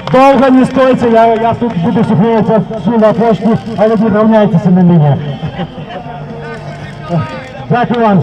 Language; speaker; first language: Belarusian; non-native, local second language; Russian